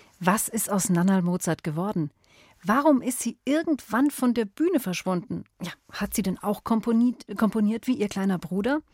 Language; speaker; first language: German; native; German